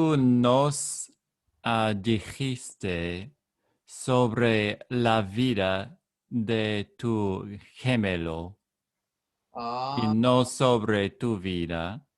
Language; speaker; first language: Spanish; non-native, learner; English